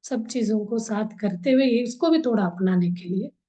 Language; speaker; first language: Hindi; non-native, local second language; Kannada